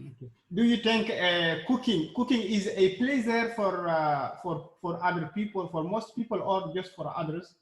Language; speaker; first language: English; non-native, learner; Arabic